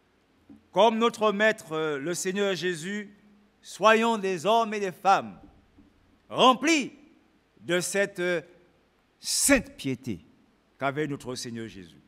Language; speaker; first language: French; native; French